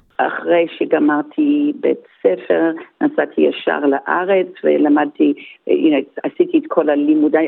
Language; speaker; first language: Hebrew; non-native, fluent; Yiddish